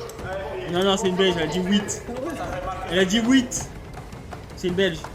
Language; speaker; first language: French; native; French